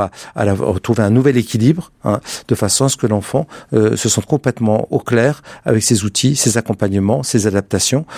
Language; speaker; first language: French; native; French